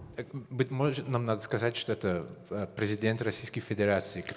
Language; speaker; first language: Russian; non-native, fluent; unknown